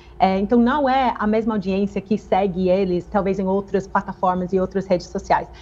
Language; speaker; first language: Portuguese; non-native, fluent; English